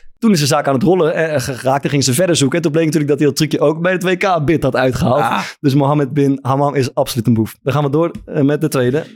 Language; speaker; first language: Dutch; native; Dutch